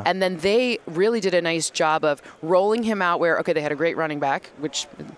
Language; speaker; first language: English; native; English